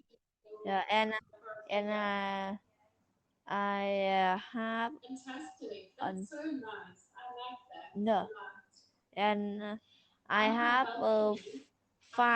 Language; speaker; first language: English; non-native, learner; Vietnamese